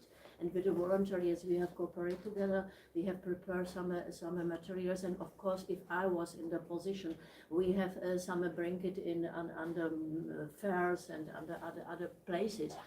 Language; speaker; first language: English; non-native, learner; Czech